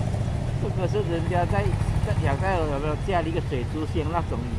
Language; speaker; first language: Chinese; non-native, learner; Javanese